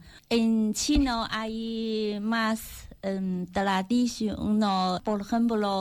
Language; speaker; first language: Spanish; non-native, learner; Chinese